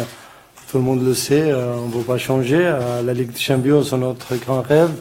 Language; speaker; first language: French; non-native, learner; Arabic